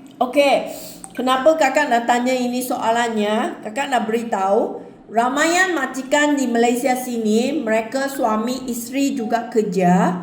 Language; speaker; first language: Malay; native; Malay